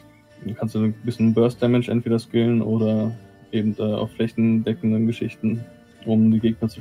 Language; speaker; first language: German; native; German